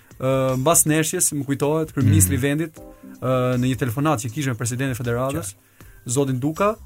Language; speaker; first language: Albanian; native; Albanian